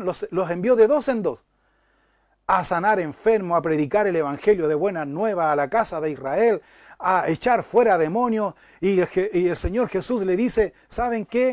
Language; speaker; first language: Spanish; native; Spanish